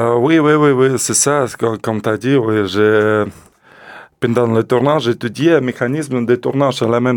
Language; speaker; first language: French; non-native, learner; Russian